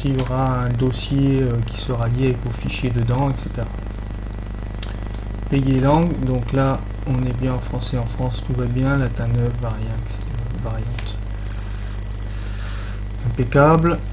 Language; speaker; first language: French; native; French